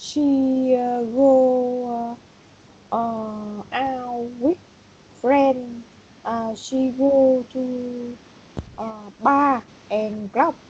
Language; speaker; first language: English; non-native, learner; Vietnamese